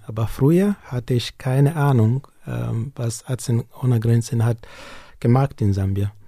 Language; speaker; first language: German; non-native, learner; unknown